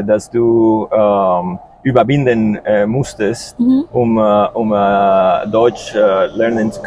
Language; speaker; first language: German; non-native, learner; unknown